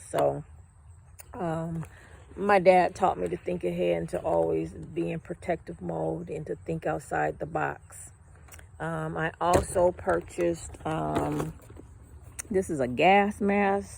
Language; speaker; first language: English; native; English